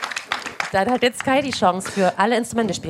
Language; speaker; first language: German; native; German